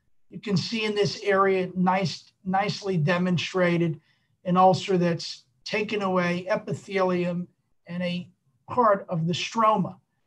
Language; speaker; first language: English; native; English